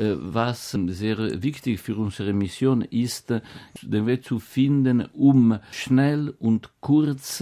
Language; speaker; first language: German; non-native, fluent; Italian